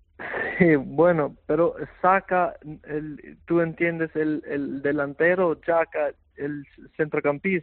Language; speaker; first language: Spanish; non-native, fluent; Albanian